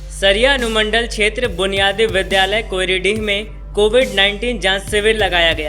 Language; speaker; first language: Hindi; native; Hindi